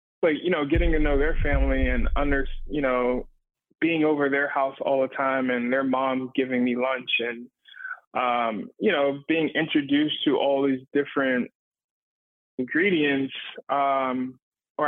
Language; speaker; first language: English; native; English